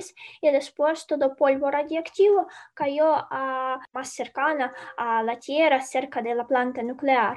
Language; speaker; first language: Spanish; non-native, fluent; Ukrainian